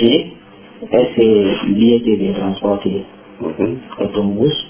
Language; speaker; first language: Spanish; non-native, learner; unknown